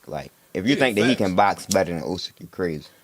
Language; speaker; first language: English; native; English